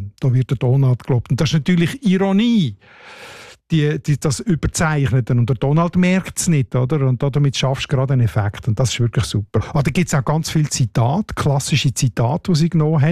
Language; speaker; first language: German; native; German